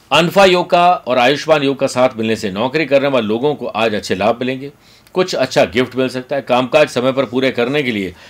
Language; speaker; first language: Hindi; native; Hindi